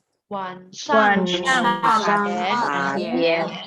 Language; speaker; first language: Chinese; non-native, learner; Indonesian